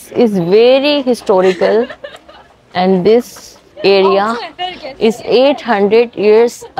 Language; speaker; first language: English; non-native, learner; Hindi